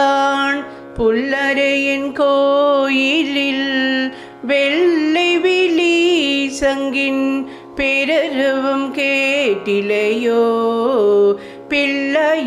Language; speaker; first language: Tamil; native; Tamil